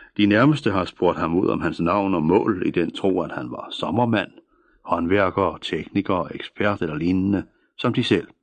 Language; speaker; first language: Danish; native; Danish